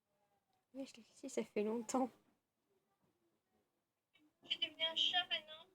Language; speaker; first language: French; native; French